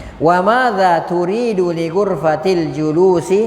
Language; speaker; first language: Arabic; non-native, fluent; Indonesian